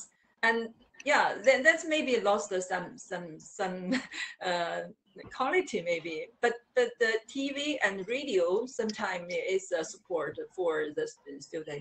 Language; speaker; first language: English; non-native, learner; Chinese